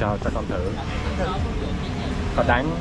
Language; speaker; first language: Vietnamese; non-native, learner; English